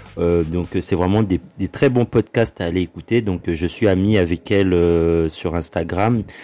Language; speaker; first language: French; early bilingual, other home language; Lingala